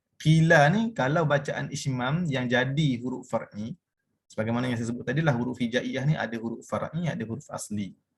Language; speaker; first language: Malay; native; Malay